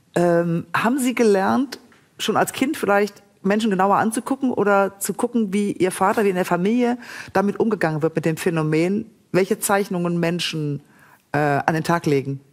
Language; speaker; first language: German; native; German